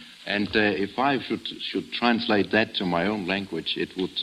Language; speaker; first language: English; non-native, fluent; Danish